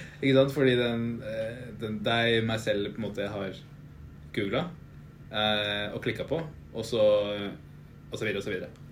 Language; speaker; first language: Norwegian; early bilingual, other home language; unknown